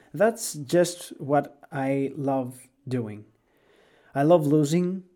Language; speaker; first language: English; non-native, fluent; Greek